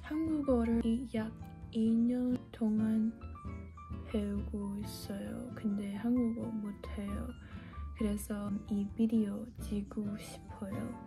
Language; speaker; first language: Korean; non-native, learner; Chinese